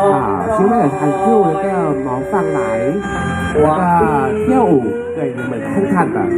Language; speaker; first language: Chinese; non-native, learner; Thai